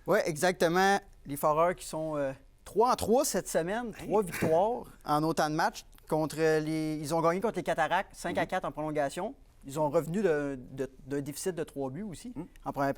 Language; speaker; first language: French; native; French